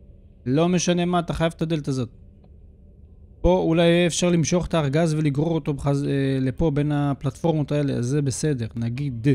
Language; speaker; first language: Hebrew; native; Hebrew